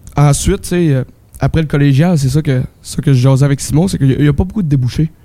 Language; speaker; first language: French; native; French